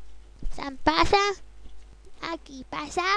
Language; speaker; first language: Spanish; non-native, local second language; Catalan